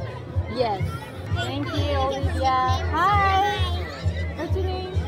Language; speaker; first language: English; non-native, fluent; Korean